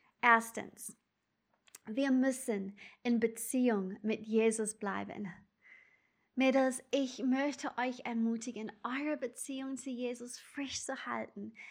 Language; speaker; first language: German; non-native, fluent; English